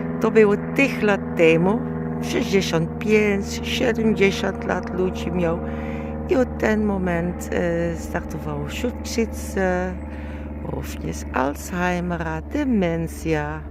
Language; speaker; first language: Polish; non-native, learner; German